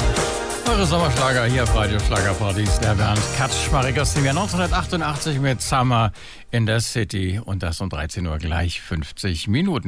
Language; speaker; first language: German; native; German